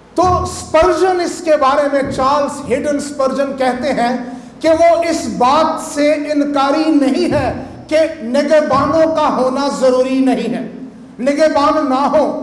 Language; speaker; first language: Urdu; native; Urdu